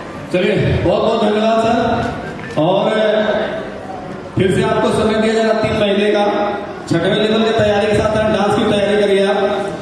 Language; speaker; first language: Hindi; native; Hindi